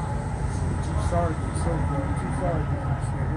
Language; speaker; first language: English; native; English